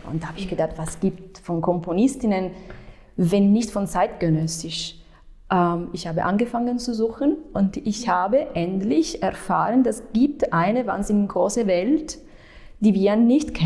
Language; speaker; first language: German; non-native, fluent; Italian